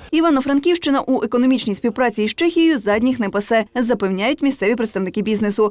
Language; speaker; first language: Ukrainian; native; Ukrainian